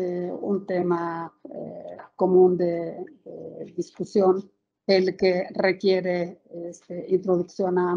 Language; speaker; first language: Spanish; native; Spanish